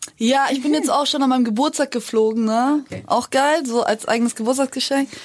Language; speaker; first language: German; early bilingual, other home language; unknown